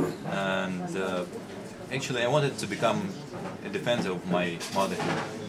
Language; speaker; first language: English; non-native, fluent; Russian